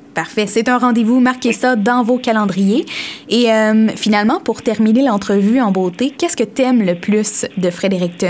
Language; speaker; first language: French; native; French